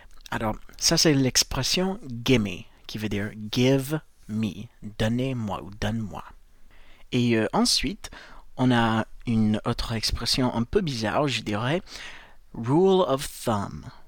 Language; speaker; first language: French; non-native, fluent; English